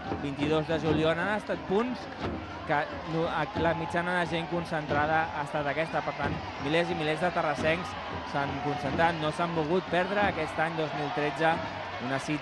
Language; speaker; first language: Catalan; native; Catalan